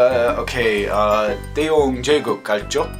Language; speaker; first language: Korean; non-native, learner; English